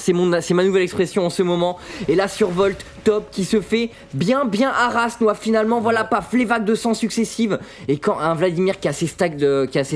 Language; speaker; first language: French; native; French